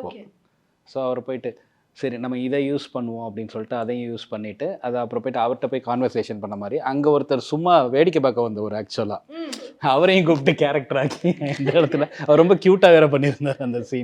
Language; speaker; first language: Tamil; native; Tamil